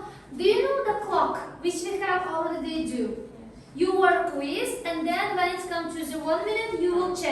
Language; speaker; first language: English; non-native, fluent; Uzbek